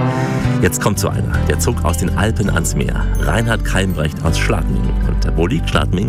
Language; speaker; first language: German; native; German